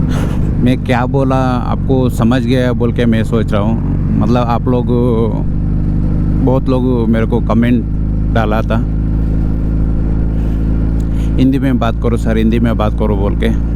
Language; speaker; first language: Hindi; non-native, local second language; Kannada